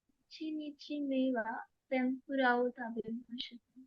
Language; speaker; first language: Japanese; non-native, learner; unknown